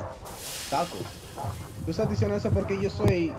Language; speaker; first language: Spanish; early bilingual, heritage; Spanish